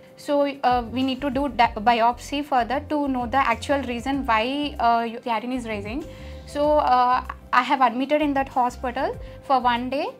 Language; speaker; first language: English; non-native, local second language; Telugu